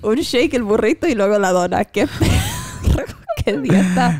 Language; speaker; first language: Spanish; early bilingual, heritage; Spanish